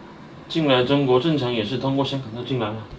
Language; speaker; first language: Chinese; native; Chinese